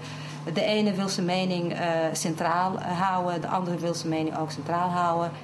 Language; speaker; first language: Dutch; early bilingual, other home language; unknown